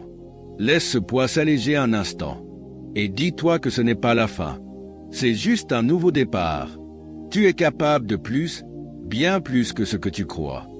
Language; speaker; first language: French; native; French